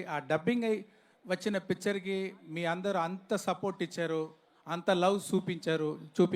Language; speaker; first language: Telugu; non-native, learner; Tamil